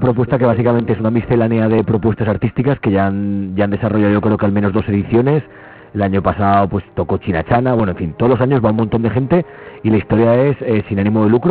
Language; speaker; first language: Spanish; native; Spanish